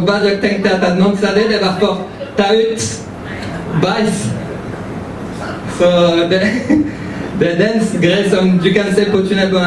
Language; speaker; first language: Swedish; early bilingual, heritage; French